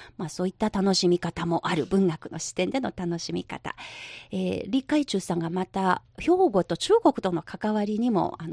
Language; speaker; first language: Japanese; non-native, local second language; Chinese